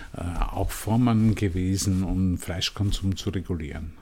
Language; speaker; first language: German; native; German